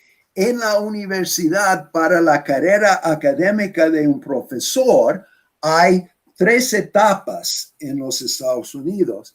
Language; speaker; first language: Spanish; non-native, fluent; English